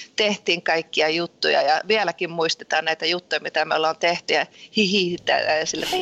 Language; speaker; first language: Finnish; early bilingual, heritage; Finnish